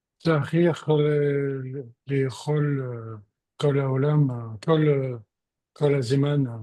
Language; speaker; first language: Hebrew; non-native, learner; French